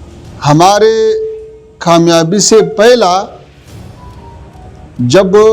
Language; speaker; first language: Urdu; non-native, fluent; Pashto